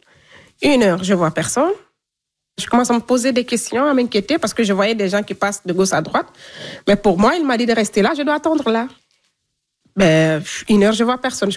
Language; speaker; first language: French; non-native, local second language; Fula